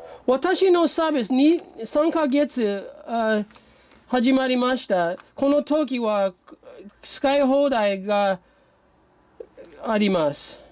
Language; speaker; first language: Japanese; non-native, learner; English